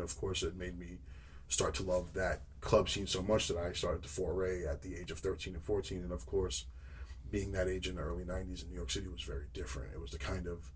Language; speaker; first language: English; native; English